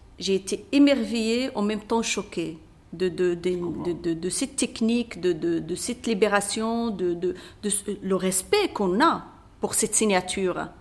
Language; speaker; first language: French; non-native, local second language; Berber languages